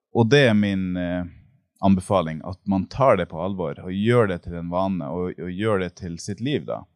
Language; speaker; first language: Norwegian; native; Norwegian